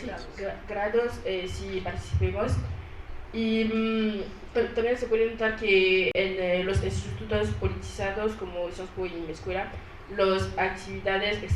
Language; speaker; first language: Spanish; non-native, learner; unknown